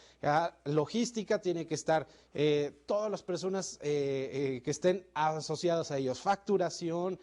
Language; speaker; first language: Spanish; native; Spanish